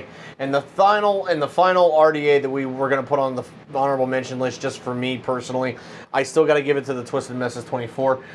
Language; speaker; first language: English; native; English